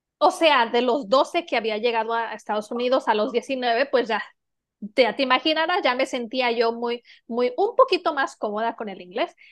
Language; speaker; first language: Spanish; native; Spanish